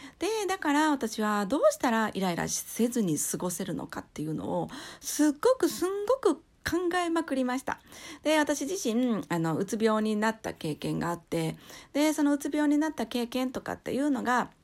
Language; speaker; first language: Japanese; native; Japanese